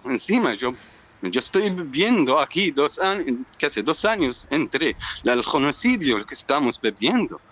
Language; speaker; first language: Spanish; non-native, learner; Arabic